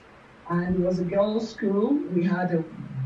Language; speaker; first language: English; non-native, local second language; Yoruba